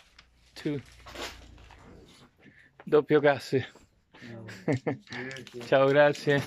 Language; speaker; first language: Italian; non-native, learner; English